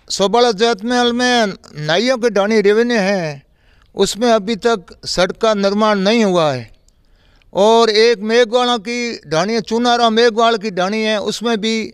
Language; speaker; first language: Hindi; native; Hindi